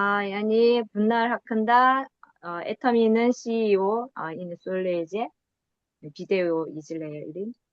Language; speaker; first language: Turkish; non-native, learner; Korean